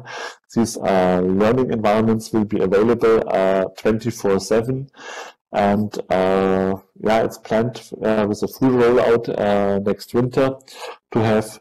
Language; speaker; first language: English; non-native, fluent; German